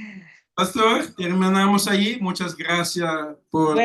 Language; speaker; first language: Spanish; non-native, learner; Papiamento